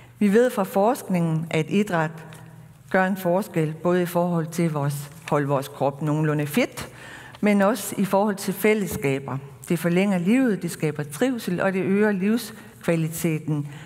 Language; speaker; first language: Danish; native; Danish